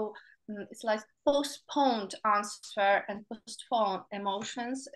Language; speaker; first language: English; non-native, learner; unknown